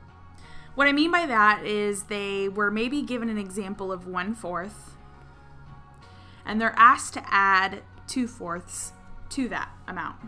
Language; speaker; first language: English; native; English